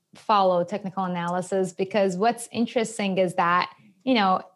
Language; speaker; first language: English; non-native, fluent; Persian